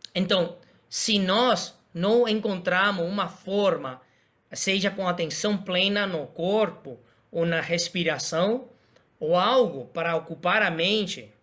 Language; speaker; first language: Portuguese; non-native, fluent; Spanish